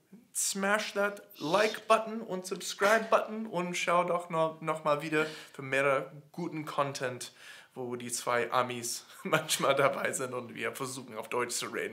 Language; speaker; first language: German; non-native, fluent; English